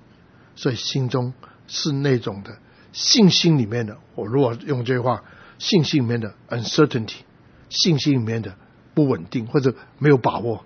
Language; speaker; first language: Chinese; native; Chinese